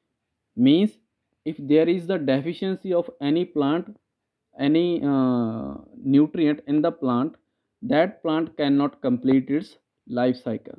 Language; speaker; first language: English; non-native, local second language; Punjabi